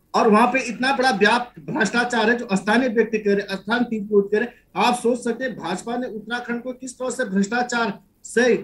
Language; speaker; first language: Hindi; native; Hindi